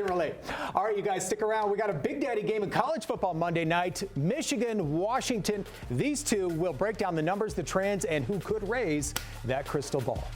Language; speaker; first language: English; native; English